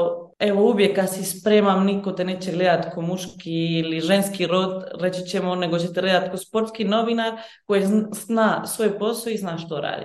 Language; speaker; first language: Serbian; early bilingual, heritage; Bosnian